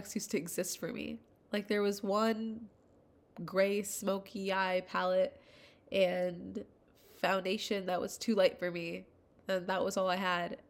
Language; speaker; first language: English; early bilingual, other home language; Hindi